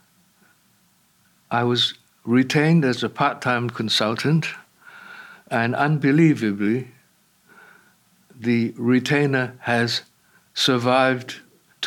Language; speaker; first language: English; non-native, local second language; Cantonese